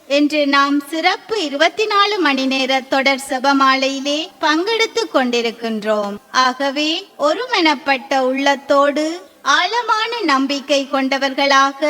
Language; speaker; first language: Tamil; native; Tamil